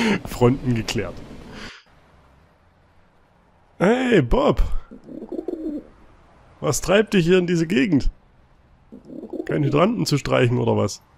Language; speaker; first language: German; native; German